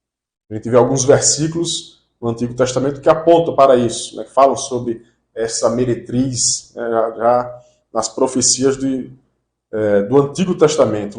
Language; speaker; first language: Portuguese; native; Portuguese